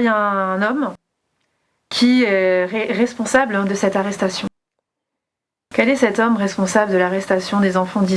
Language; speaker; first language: French; native; French